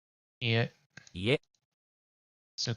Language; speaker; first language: Japanese; non-native, learner; English